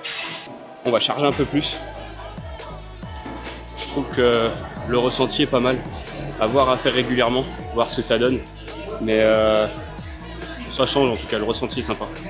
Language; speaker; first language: French; native; French